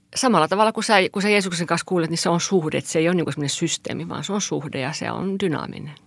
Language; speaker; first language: Finnish; non-native, local second language; Swedish